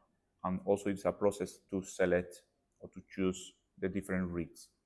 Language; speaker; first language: English; non-native, learner; Spanish